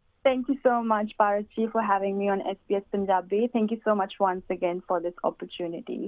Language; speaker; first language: English; early bilingual, other home language; Hindi